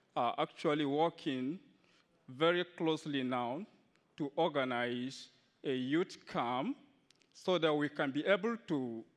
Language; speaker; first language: English; non-native, local second language; Hausa